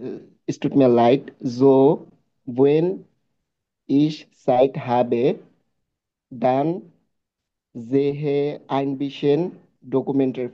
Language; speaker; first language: German; non-native, learner; Bangla